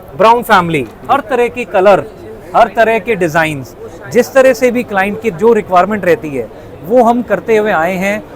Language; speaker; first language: Hindi; native; Hindi